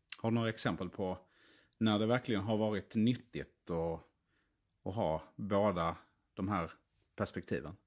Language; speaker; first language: Swedish; native; Swedish